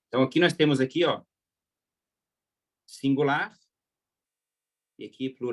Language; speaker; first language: Portuguese; non-native, fluent; German